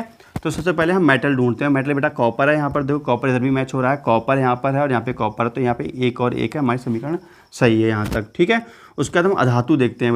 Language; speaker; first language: Hindi; native; Hindi